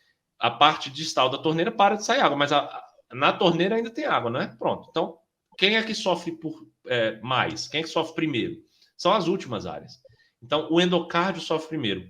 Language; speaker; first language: Portuguese; native; Portuguese